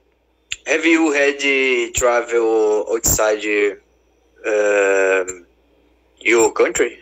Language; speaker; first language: English; non-native, learner; Portuguese